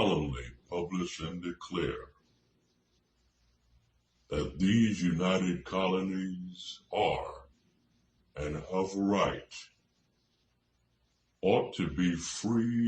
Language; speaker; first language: English; native; English